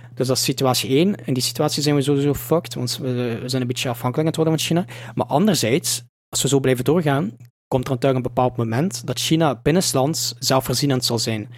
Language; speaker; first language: Dutch; native; Dutch